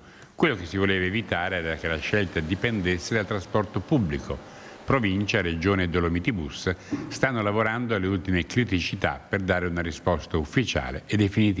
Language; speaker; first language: Italian; native; Italian